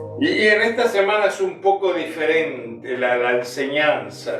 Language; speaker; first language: Spanish; native; Spanish